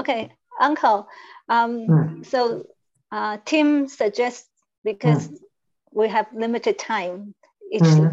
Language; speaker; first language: English; non-native, learner; Chinese